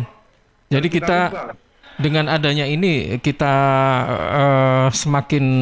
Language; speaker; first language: Indonesian; native; Indonesian